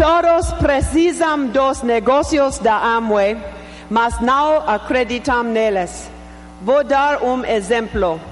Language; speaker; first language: Portuguese; non-native, learner; English